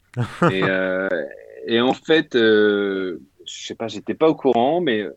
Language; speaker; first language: French; native; French